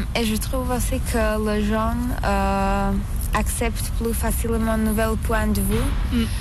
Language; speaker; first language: French; non-native, learner; Slovak